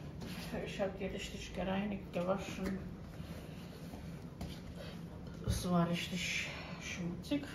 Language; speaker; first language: German; non-native, fluent; Croatian